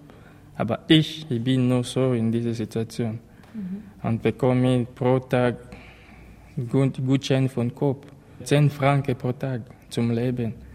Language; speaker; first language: German; non-native, learner; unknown